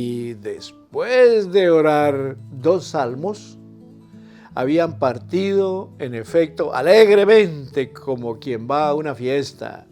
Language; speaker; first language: Spanish; native; Spanish